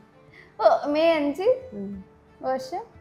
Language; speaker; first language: Malayalam; non-native, learner; Kannada